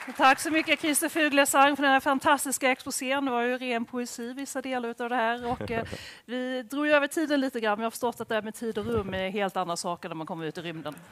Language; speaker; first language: Swedish; native; Swedish